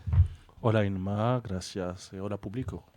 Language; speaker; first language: Spanish; non-native, learner; French